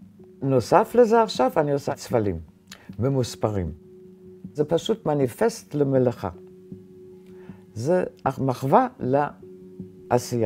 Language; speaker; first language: Hebrew; non-native, fluent; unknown